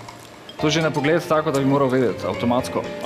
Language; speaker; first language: Slovenian; native; Slovenian